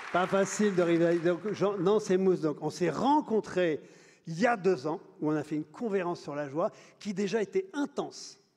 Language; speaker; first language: French; native; French